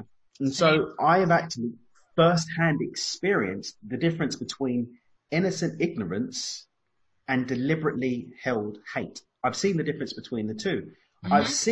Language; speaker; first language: English; native; English